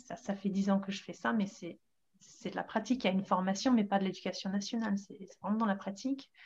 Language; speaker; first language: French; non-native, fluent; English